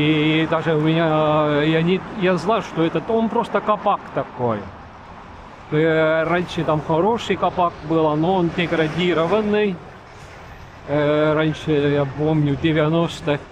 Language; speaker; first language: Russian; non-native, local second language; Estonian